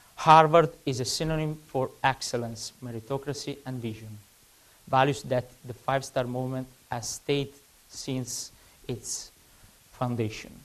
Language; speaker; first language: English; non-native, fluent; Italian